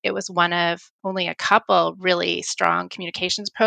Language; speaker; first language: English; native; English